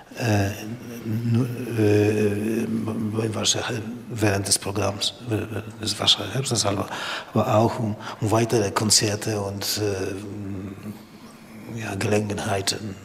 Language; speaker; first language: German; non-native, learner; Polish